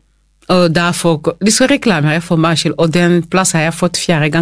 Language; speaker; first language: Norwegian; non-native, fluent; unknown